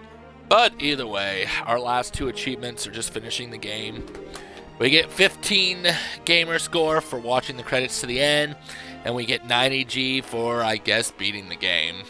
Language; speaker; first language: English; native; English